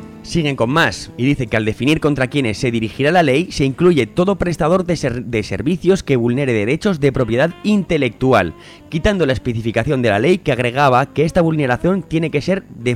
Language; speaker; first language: Spanish; native; Spanish